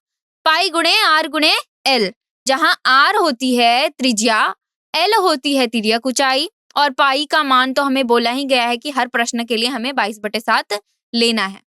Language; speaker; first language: Hindi; native; Hindi